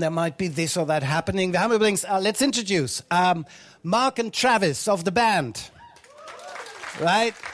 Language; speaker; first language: English; non-native, fluent; German